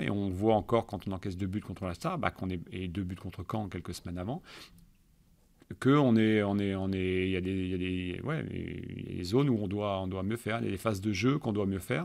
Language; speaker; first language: French; native; French